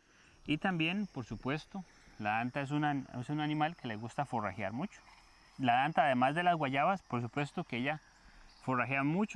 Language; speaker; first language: Spanish; native; Spanish